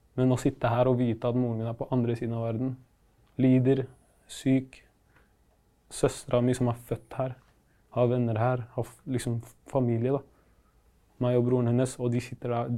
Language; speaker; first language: Norwegian; early bilingual, other home language; Arabic